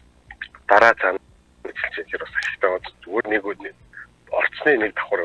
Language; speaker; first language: Mongolian; native; Mongolian